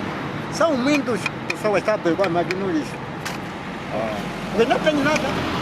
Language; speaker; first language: Portuguese; non-native, local second language; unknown